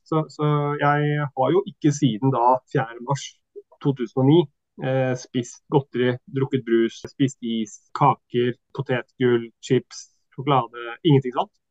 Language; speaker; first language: Norwegian; early bilingual, other home language; Swedish